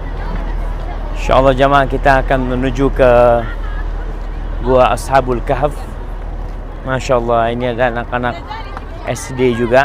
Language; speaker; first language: Indonesian; native; Indonesian